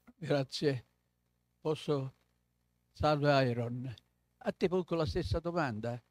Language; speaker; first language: Italian; native; Italian